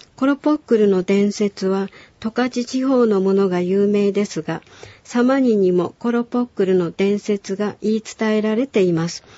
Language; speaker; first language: Japanese; native; Japanese